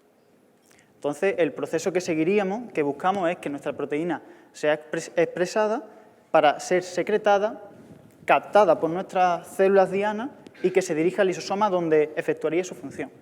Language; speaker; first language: Spanish; native; Spanish